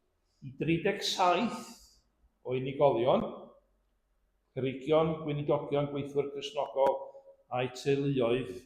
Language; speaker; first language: Welsh; native; Welsh